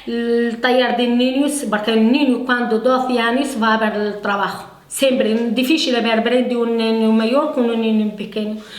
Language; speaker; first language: Italian; non-native, learner; Spanish